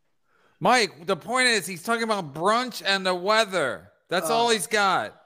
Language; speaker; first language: English; native; English